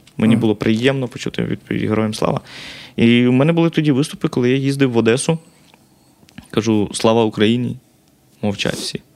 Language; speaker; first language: Ukrainian; native; Ukrainian